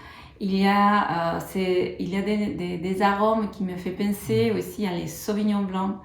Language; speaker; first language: French; non-native, fluent; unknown